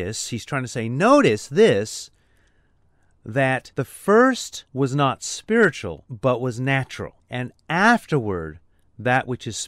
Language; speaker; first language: English; native; English